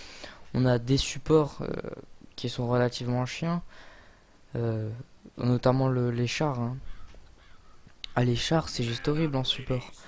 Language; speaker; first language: French; native; French